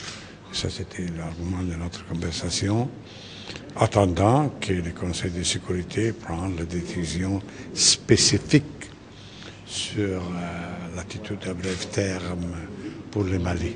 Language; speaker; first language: French; non-native, fluent; Italian